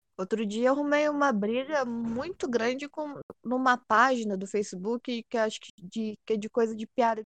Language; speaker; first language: Portuguese; native; Portuguese